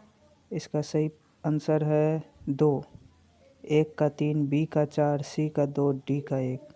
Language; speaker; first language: Hindi; native; Hindi